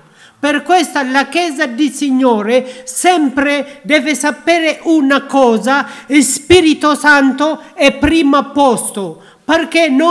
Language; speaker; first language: Italian; non-native, learner; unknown